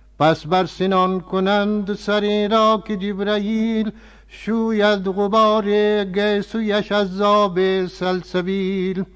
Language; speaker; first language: Persian; non-native, fluent; Urdu